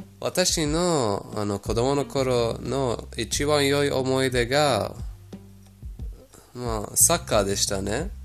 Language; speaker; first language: Japanese; non-native, fluent; Persian